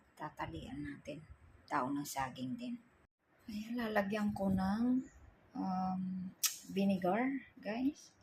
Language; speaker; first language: Filipino; non-native, local second language; Iloko